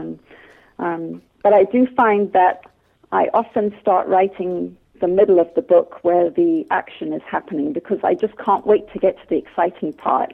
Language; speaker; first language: English; native; English